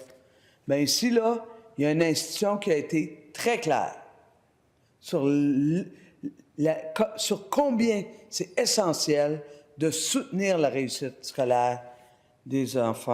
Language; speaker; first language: French; native; French